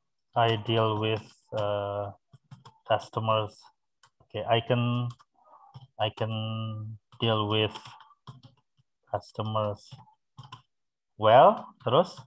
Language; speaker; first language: English; non-native, fluent; Indonesian